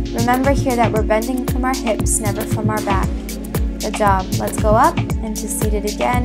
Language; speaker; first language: English; native; English